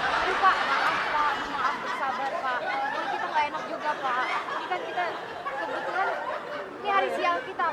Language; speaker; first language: Indonesian; native; Indonesian